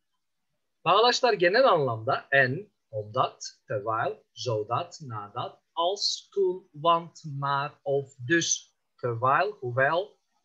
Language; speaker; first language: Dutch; non-native, fluent; Turkish